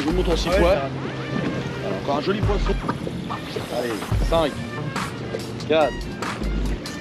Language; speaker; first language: French; native; French